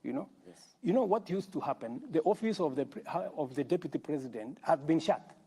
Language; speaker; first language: English; non-native, local second language; Kalenjin